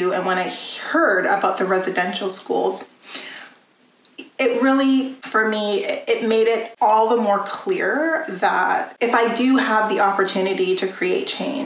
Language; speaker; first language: English; native; English